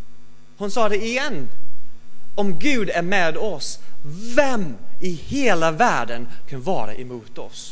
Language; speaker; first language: Swedish; non-native, fluent; English